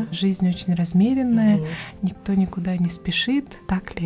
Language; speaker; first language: Russian; native; Russian